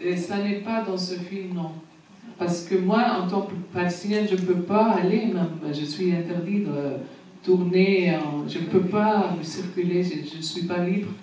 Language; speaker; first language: French; non-native, fluent; Arabic